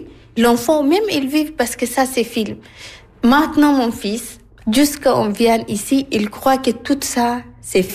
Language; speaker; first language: French; non-native, learner; Arabic